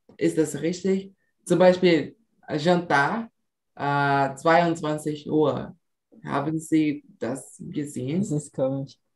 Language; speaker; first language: German; non-native, learner; Portuguese